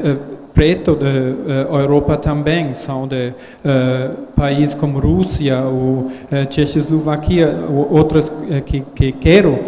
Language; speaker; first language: Portuguese; non-native, learner; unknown